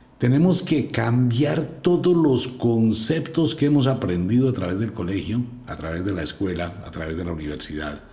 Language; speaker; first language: Spanish; native; Spanish